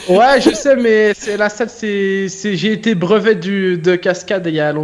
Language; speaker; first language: French; native; French